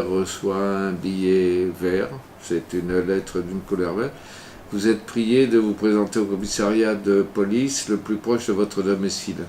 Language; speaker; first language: French; native; French